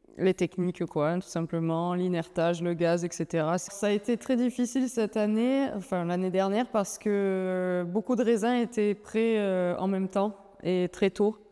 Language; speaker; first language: French; native; French